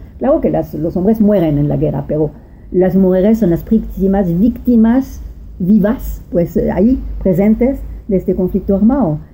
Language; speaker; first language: Spanish; non-native, fluent; French